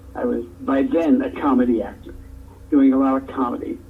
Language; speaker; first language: English; native; English